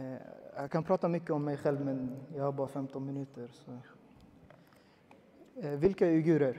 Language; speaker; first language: Swedish; early bilingual, other home language; Uyghur